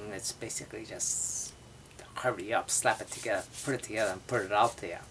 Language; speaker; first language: English; native; English